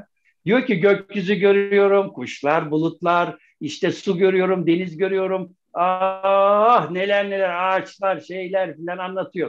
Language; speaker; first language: Turkish; native; Turkish